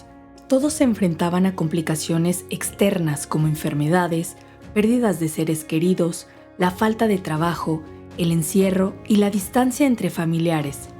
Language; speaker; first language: Spanish; native; Spanish